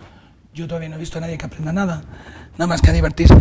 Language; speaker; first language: Spanish; native; Spanish